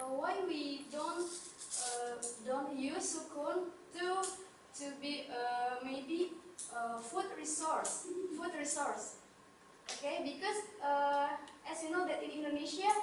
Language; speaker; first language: English; non-native, learner; Indonesian